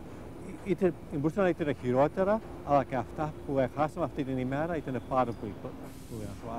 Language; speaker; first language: Greek; early bilingual, heritage; Greek